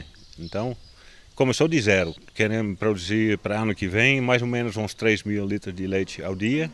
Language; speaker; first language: Portuguese; non-native, learner; Dutch